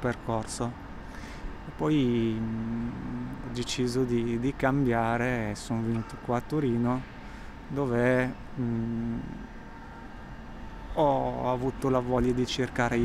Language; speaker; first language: Italian; non-native, fluent; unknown